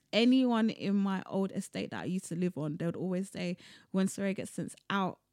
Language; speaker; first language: English; native; English